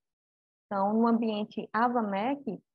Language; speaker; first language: Portuguese; native; Portuguese